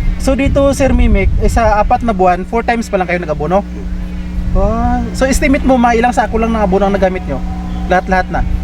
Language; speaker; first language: Filipino; non-native, local second language; Hiligaynon